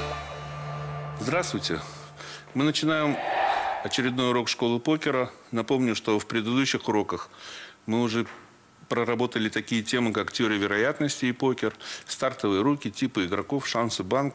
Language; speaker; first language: Russian; native; Russian